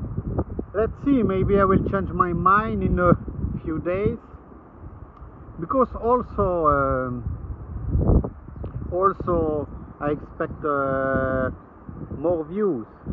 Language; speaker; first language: English; non-native, learner; French